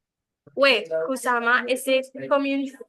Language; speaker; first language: French; non-native, learner; Spanish